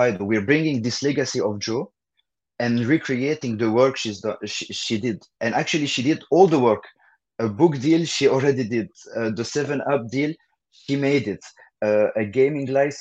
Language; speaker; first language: English; non-native, fluent; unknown